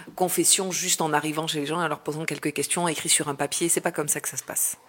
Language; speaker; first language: French; native; French